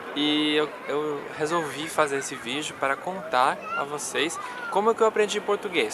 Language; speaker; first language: Portuguese; non-native, fluent; Spanish